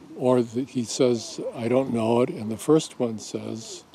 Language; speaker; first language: English; native; English